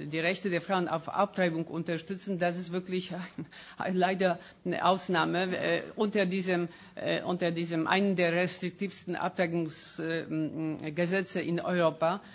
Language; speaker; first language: German; non-native, fluent; Polish